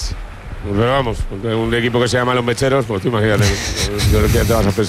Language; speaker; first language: Spanish; native; Spanish